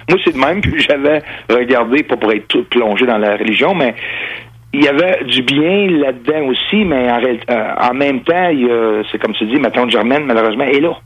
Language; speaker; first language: French; non-native, local second language; English